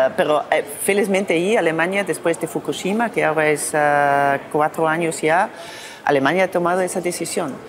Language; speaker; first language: Spanish; non-native, fluent; German